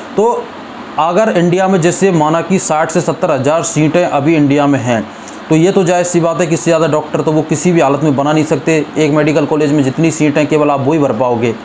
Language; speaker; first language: Hindi; native; Hindi